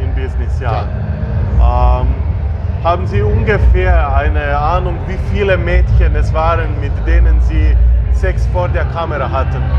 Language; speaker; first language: German; non-native, fluent; Slovenian